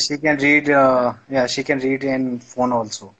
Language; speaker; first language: English; non-native, learner; Indonesian